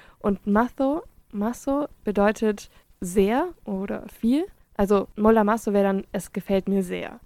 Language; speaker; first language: German; early bilingual, other home language; Spanish